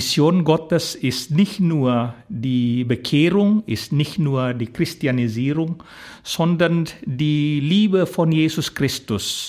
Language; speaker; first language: German; non-native, fluent; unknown